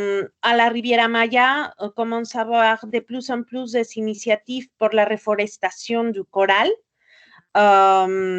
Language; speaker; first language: French; non-native, fluent; Spanish